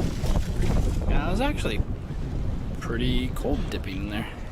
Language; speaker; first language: English; native; English